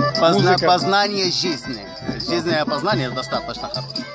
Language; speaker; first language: Russian; non-native, fluent; Arabic